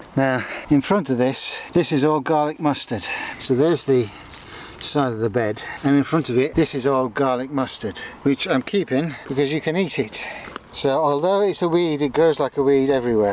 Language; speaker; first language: English; native; English